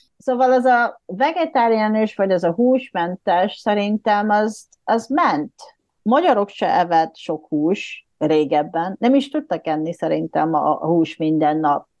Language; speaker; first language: Hungarian; non-native, fluent; Japanese